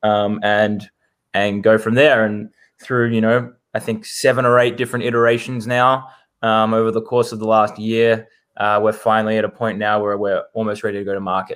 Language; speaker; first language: English; native; English